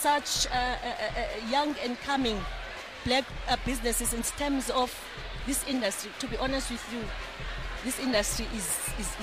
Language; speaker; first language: English; non-native, local second language; Xhosa